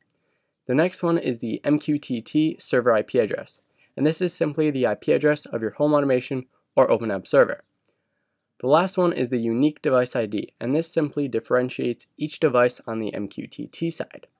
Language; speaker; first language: English; native; English